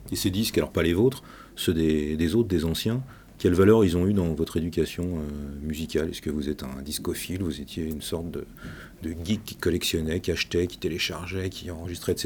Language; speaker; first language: French; native; French